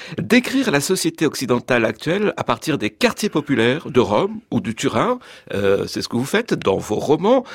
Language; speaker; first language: French; native; French